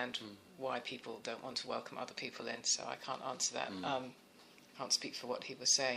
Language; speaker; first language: English; native; English